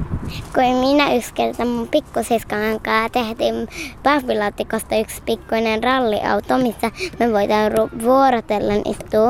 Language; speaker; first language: Finnish; early bilingual, heritage; Finnish